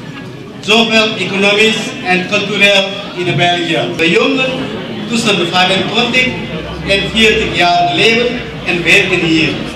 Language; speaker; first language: Dutch; non-native, learner; Nepali